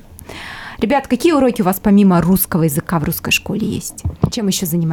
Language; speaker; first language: Russian; native; Russian